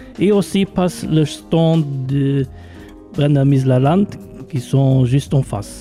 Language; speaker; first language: French; non-native, local second language; Luxembourgish